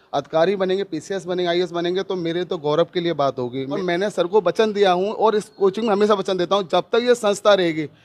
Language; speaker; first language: Hindi; native; Hindi